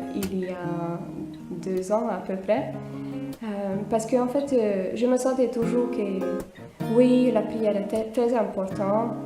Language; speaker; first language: French; non-native, fluent; Hungarian